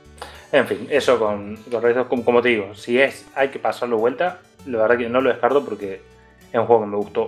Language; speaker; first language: Spanish; native; Spanish